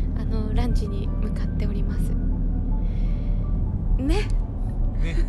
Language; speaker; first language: Japanese; native; Japanese